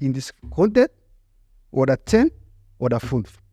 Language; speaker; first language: German; non-native, learner; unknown